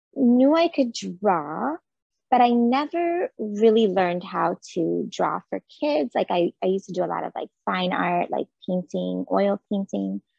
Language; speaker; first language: English; non-native, fluent; Hebrew